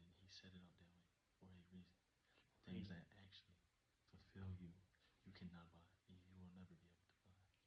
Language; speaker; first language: English; native; English